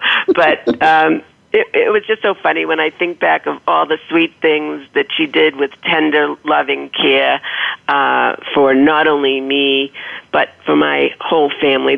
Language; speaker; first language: English; native; English